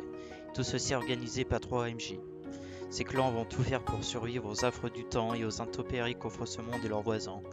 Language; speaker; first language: French; native; French